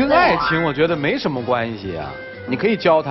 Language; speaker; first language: Chinese; native; Chinese